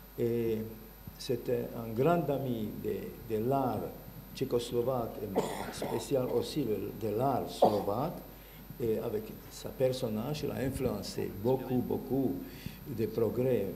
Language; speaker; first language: French; non-native, learner; Bulgarian